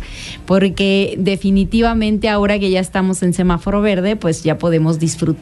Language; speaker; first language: Spanish; native; Spanish